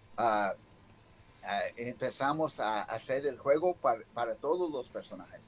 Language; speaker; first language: Spanish; early bilingual, heritage; Spanish